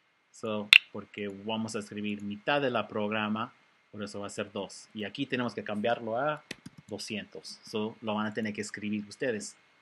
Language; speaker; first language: Spanish; early bilingual, heritage; Spanish